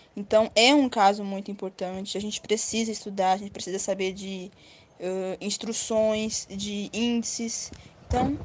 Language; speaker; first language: Portuguese; native; Portuguese